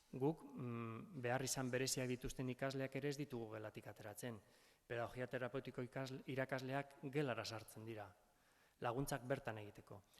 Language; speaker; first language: Basque; native; Basque